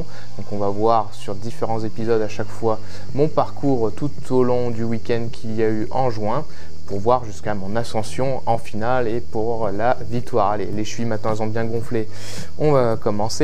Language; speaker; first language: French; native; French